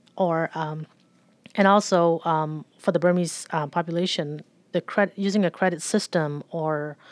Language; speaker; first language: English; early bilingual, other home language; Burmese